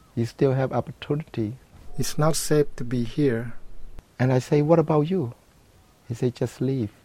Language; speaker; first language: English; non-native, fluent; Khmer